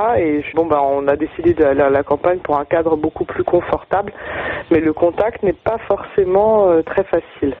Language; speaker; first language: French; native; French